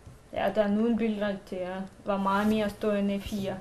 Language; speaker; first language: Danish; non-native, learner; Russian